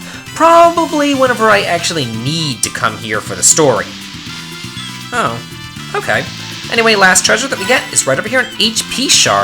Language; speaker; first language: English; native; English